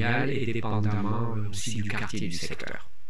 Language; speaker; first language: French; native; French